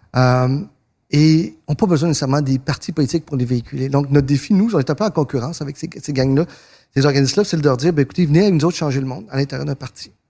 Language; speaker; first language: French; early bilingual, other home language; Spanish